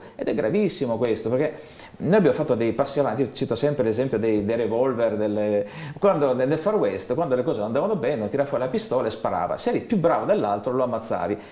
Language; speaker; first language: Italian; native; Italian